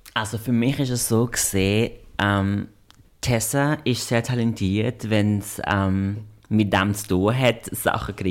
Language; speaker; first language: German; non-native, fluent; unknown